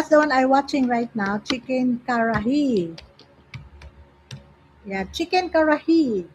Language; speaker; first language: English; non-native, local second language; Filipino